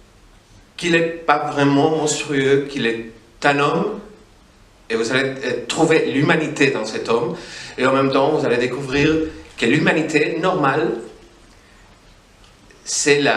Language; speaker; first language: French; non-native, fluent; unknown